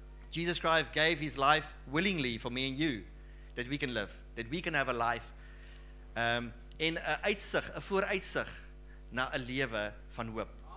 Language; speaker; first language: English; non-native, local second language; Afrikaans